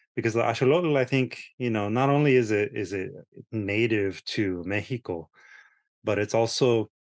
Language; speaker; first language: English; early bilingual, other home language; Spanish